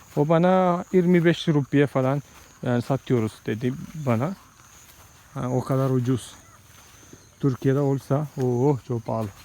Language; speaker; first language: Turkish; non-native, fluent; Malayalam